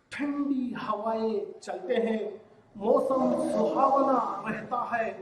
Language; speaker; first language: Hindi; non-native, local second language; Telugu